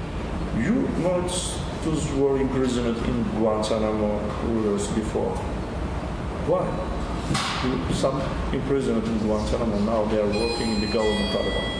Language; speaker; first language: English; non-native, learner; Turkish